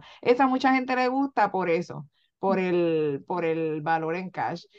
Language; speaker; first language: Spanish; native; Spanish